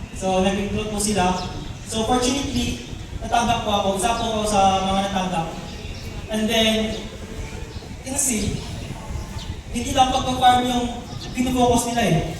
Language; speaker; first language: Filipino; non-native, local second language; Cebuano